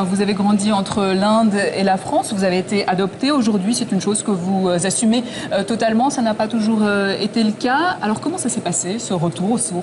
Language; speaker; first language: French; native; French